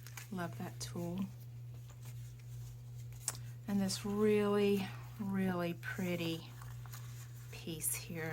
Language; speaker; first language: English; native; English